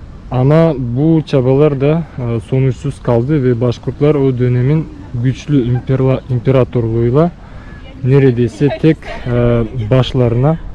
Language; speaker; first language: Turkish; non-native, learner; Bashkir